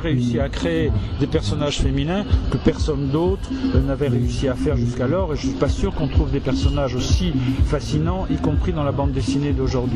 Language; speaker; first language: French; native; French